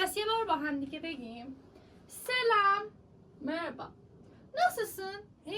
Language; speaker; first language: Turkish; non-native, learner; Persian